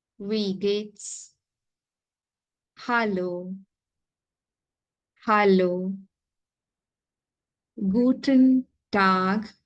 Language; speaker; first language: German; non-native, fluent; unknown